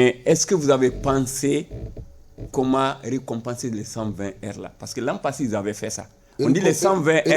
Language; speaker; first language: French; non-native, local second language; Bambara